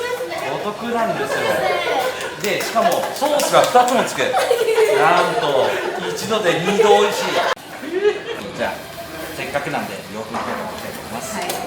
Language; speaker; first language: Japanese; native; Japanese